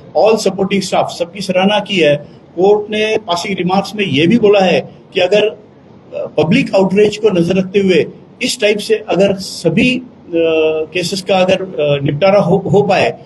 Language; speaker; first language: Hindi; non-native, local second language; Marathi